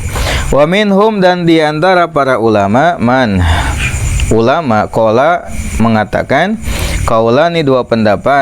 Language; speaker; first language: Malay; non-native, local second language; Sundanese